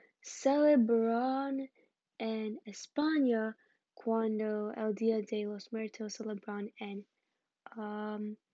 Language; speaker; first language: Spanish; non-native, learner; English